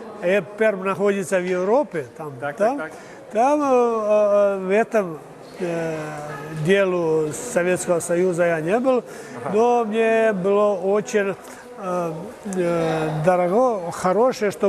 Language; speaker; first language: Russian; non-native, learner; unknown